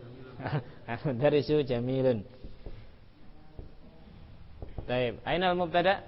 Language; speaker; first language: Arabic; non-native, fluent; Indonesian